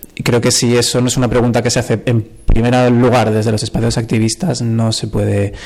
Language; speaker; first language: Spanish; native; Spanish